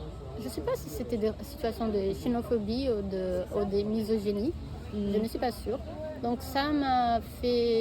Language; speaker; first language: French; non-native, fluent; Portuguese